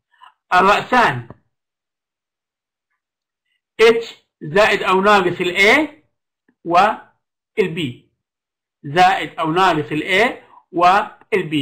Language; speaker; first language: Arabic; native; Arabic